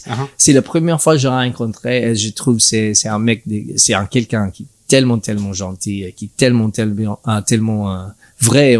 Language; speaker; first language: French; non-native, learner; English